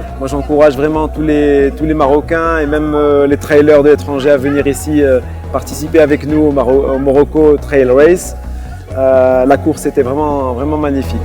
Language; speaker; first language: French; non-native, local second language; Arabic